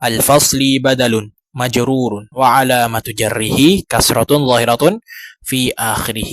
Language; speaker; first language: Arabic; non-native, learner; Indonesian